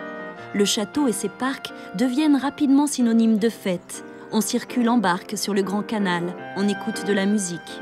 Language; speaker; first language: French; native; French